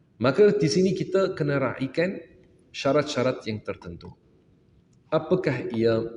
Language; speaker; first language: Malay; non-native, fluent; Arabic